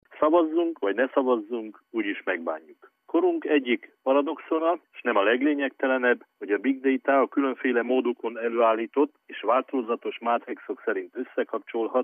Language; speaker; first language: Hungarian; native; Hungarian